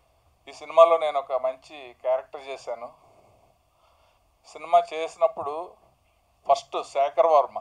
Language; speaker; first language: Telugu; native; Telugu